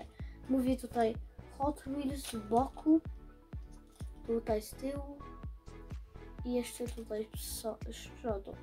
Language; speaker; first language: Polish; early bilingual, heritage; Polish